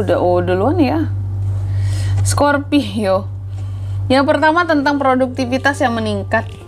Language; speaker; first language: Indonesian; native; Indonesian